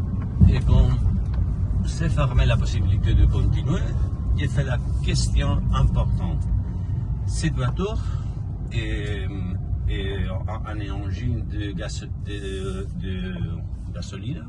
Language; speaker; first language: French; non-native, learner; Spanish